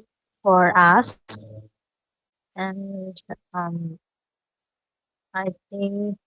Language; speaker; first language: English; non-native, learner; Bangla